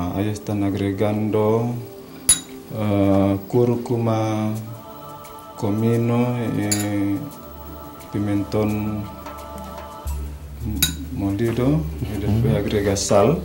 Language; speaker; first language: Spanish; non-native, fluent; Indonesian